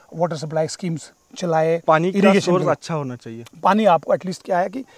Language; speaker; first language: Hindi; native; Hindi